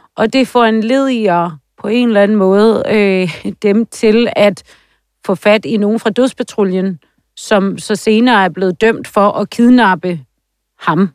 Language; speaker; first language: Danish; native; Danish